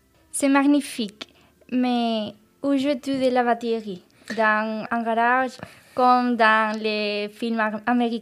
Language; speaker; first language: French; non-native, learner; Spanish